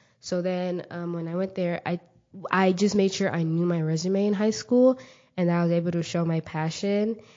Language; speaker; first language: English; early bilingual, other home language; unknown